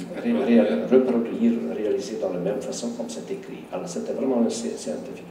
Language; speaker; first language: French; non-native, fluent; Hungarian